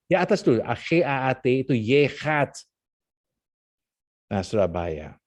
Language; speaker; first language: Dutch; non-native, fluent; Indonesian